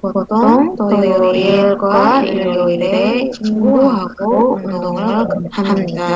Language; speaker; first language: Korean; non-native, learner; Indonesian